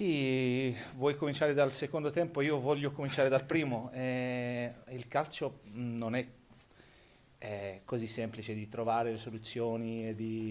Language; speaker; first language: Italian; non-native, fluent; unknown